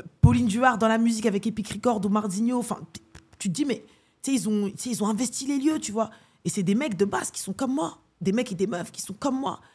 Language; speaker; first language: French; native; French